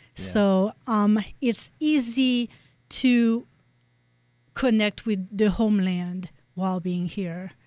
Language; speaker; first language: English; non-native, fluent; French